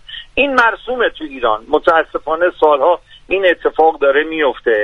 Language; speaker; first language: Persian; native; Persian